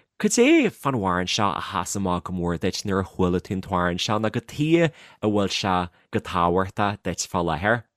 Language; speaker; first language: Irish; native; Irish